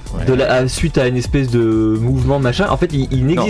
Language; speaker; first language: French; native; French